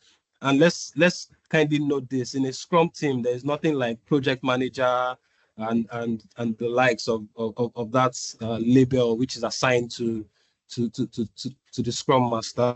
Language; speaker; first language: English; non-native, local second language; Yoruba